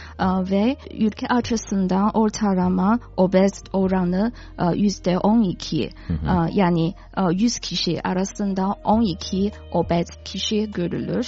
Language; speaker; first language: Turkish; non-native, fluent; Chinese